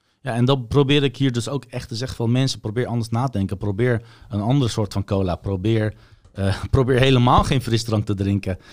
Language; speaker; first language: Dutch; early bilingual, other home language; Bosnian